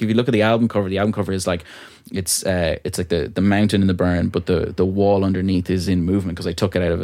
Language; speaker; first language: English; native; English